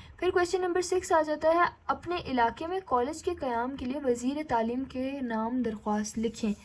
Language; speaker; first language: Urdu; native; Urdu